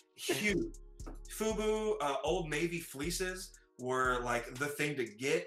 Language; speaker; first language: English; native; English